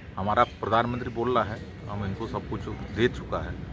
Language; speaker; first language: Hindi; non-native, local second language; Malayalam